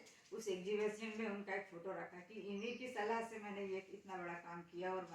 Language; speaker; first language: Hindi; native; Hindi